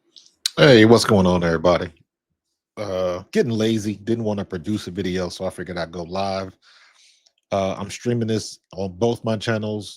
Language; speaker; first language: English; native; English